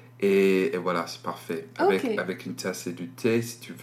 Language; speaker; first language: French; non-native, learner; English